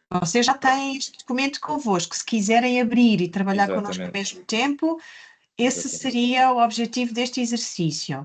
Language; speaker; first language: Portuguese; native; Portuguese